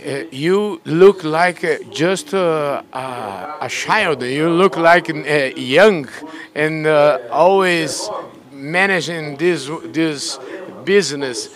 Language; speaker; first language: English; non-native, learner; Portuguese